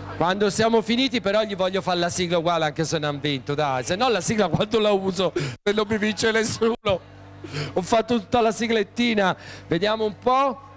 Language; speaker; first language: Italian; native; Italian